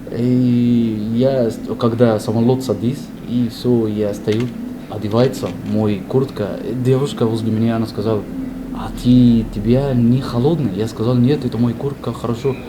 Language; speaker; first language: Russian; non-native, learner; Arabic